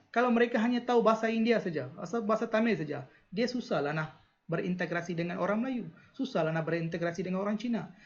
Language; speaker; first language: Malay; non-native, local second language; Tamil